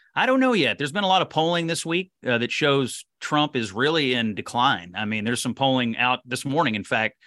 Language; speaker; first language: English; native; English